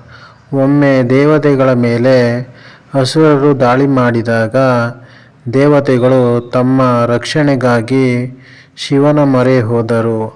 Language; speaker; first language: Kannada; native; Kannada